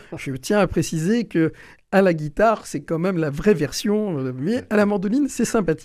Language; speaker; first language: French; native; French